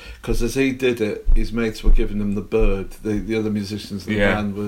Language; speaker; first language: English; native; English